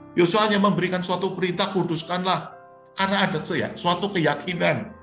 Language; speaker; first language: Indonesian; native; Indonesian